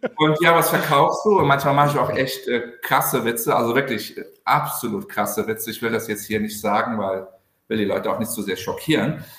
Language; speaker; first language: German; early bilingual, other home language; Turkish